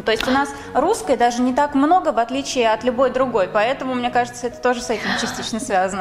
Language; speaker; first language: Russian; native; Russian